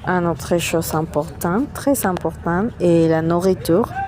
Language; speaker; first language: French; non-native, learner; Spanish